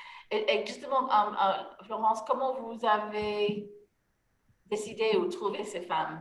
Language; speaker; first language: French; non-native, fluent; English